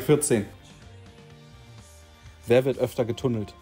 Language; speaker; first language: German; native; German